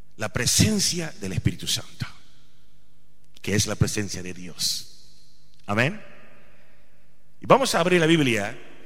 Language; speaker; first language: Spanish; non-native, fluent; Hindi